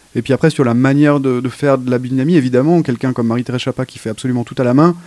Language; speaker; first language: French; native; French